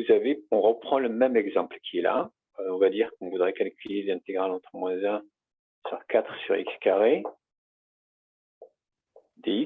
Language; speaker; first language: French; native; French